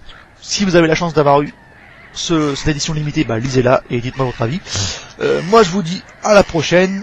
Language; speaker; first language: French; native; French